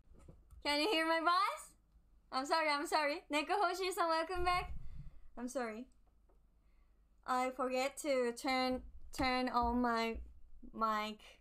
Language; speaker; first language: English; non-native, learner; Japanese